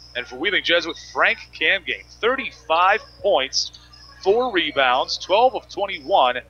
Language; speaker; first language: English; native; English